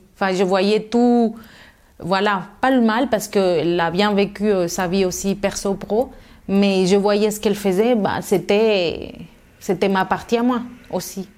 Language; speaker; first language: French; non-native, fluent; Spanish